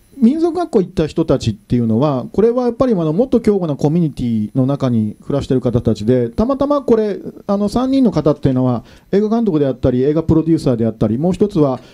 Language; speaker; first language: Japanese; native; Japanese